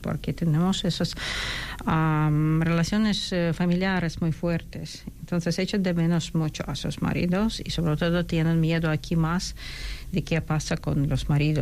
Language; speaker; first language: Spanish; non-native, fluent; Ukrainian